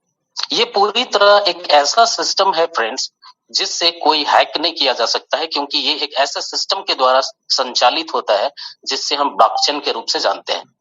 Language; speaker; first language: Hindi; native; Hindi